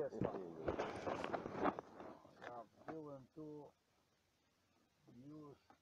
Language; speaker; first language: Polish; non-native, learner; Croatian